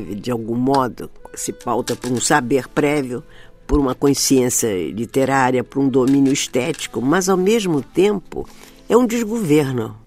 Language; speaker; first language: Portuguese; native; Portuguese